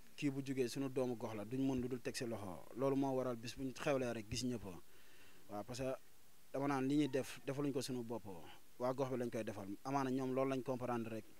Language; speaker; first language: Wolof; native; Wolof